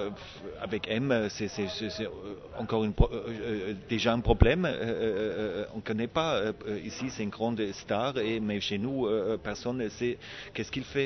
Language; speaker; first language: French; non-native, fluent; German